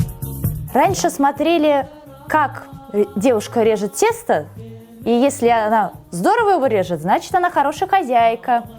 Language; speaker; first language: Russian; native; Russian